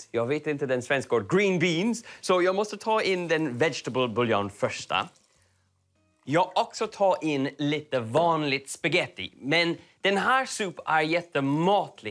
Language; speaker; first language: Swedish; non-native, learner; English